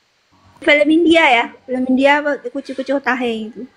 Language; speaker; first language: Indonesian; native; Indonesian